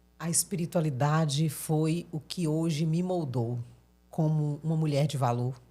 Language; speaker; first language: Portuguese; native; Portuguese